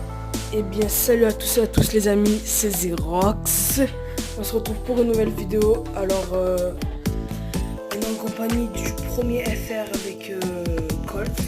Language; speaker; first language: French; native; French